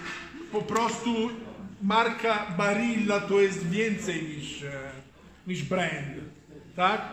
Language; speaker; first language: Polish; non-native, fluent; Italian